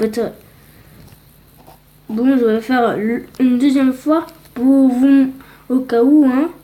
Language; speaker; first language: French; early bilingual, other home language; Polish